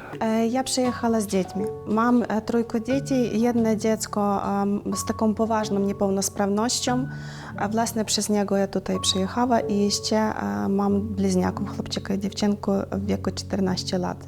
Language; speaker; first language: Polish; non-native, learner; Ukrainian